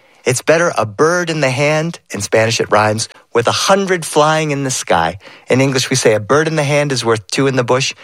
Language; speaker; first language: English; early bilingual, other home language; Spanish